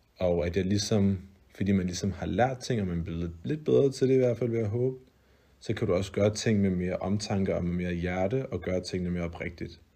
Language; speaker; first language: Danish; early bilingual, other home language; Arabic